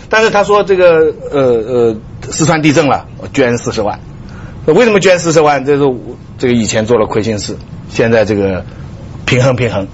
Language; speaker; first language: Chinese; native; Chinese